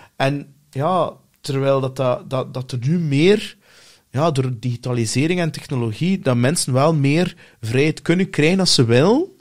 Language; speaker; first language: Dutch; native; Dutch